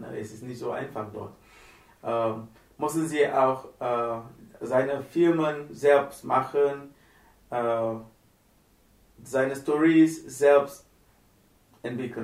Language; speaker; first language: German; non-native, learner; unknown